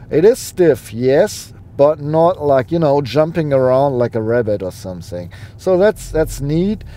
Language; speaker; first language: English; non-native, fluent; German